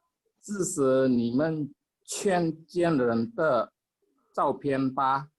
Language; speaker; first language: Chinese; non-native, learner; Indonesian